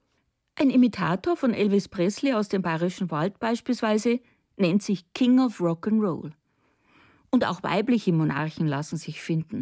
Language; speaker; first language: German; native; German